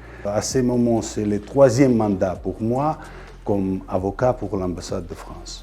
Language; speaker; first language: French; non-native, fluent; Georgian